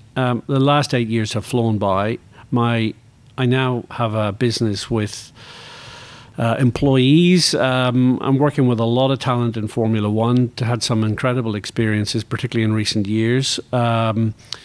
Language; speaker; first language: English; native; English